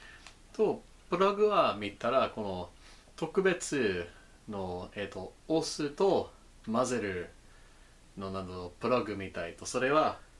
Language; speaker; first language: Japanese; non-native, learner; English